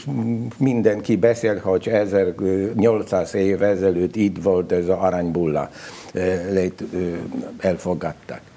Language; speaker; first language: Hungarian; non-native, learner; Polish